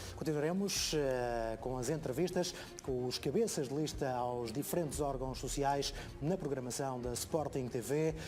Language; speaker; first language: Portuguese; native; Portuguese